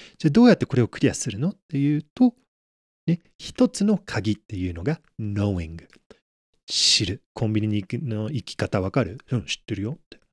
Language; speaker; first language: Japanese; native; Japanese